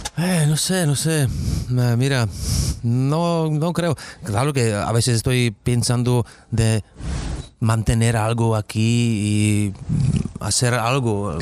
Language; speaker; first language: Spanish; non-native, fluent; Czech